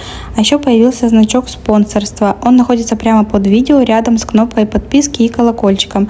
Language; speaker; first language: Russian; native; Russian